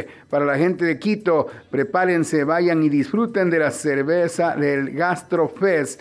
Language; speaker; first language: Spanish; native; Spanish